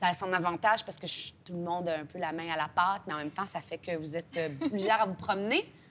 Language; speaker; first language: French; native; French